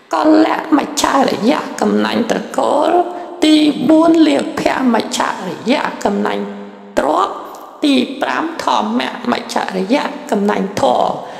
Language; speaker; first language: Khmer; native; Khmer